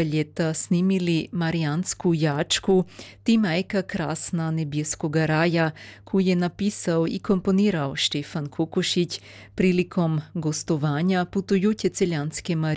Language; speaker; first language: Serbian; native; Serbian